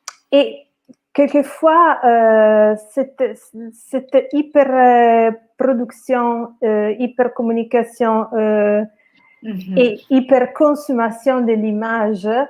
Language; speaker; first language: French; non-native, fluent; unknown